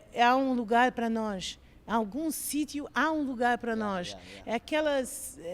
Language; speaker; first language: Portuguese; non-native, fluent; English